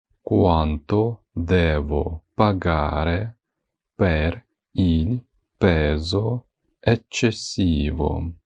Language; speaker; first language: Italian; non-native, fluent; Ukrainian